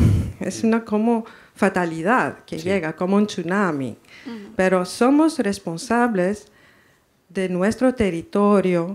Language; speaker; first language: Spanish; non-native, fluent; French